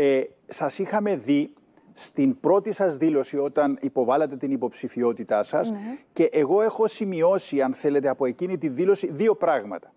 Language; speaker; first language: Greek; native; Greek